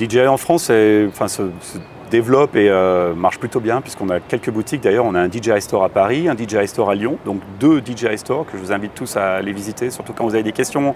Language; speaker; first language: French; native; French